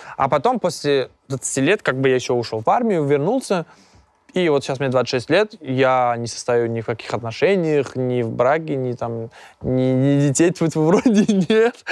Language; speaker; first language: Russian; non-native, local second language; Tatar